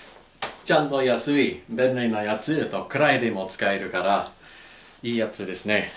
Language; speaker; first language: Japanese; non-native, learner; English